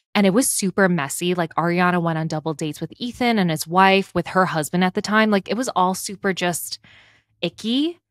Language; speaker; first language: English; native; English